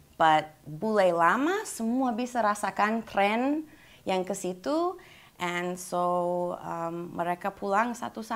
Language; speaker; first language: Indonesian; non-native, fluent; English